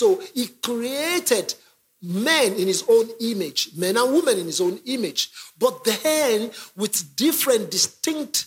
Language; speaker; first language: English; non-native, local second language; Yoruba